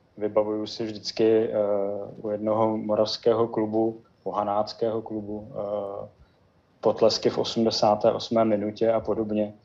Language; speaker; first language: Czech; native; Czech